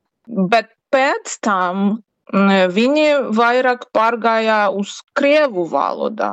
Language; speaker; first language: Latvian; non-native, learner; Ukrainian